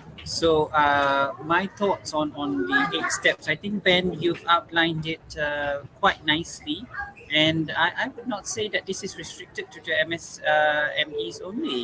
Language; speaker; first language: English; non-native, local second language; Malay